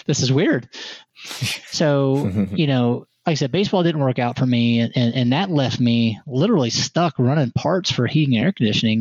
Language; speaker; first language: English; native; English